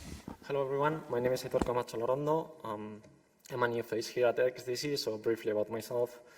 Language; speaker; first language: English; non-native, fluent; Spanish